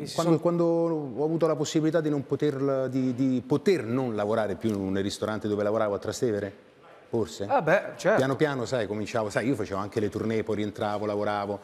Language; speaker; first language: Italian; native; Italian